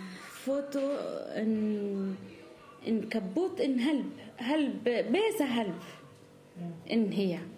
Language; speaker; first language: German; non-native, learner; Arabic